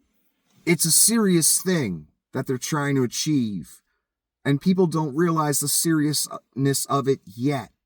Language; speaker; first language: English; native; English